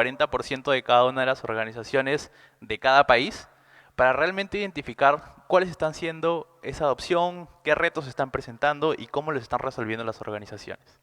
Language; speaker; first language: Spanish; native; Spanish